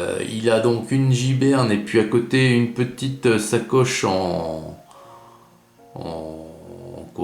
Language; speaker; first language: French; native; French